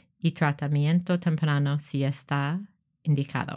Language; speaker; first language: Spanish; non-native, learner; English